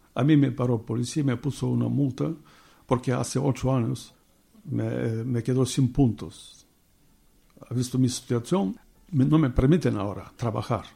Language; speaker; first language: Spanish; non-native, learner; Bulgarian